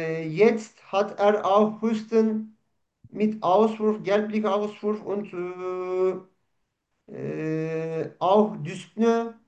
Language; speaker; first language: German; non-native, learner; Turkish